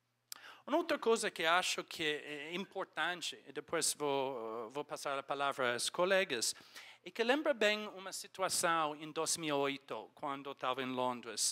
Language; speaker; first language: Portuguese; non-native, fluent; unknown